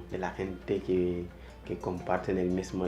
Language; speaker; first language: Spanish; non-native, learner; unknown